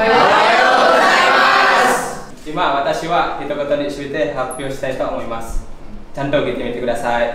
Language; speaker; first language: Japanese; non-native, learner; Indonesian